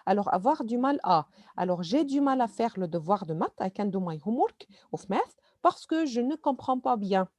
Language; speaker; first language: French; non-native, fluent; Arabic